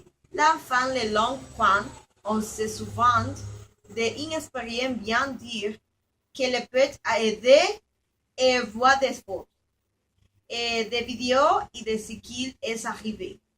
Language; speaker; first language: French; non-native, learner; Spanish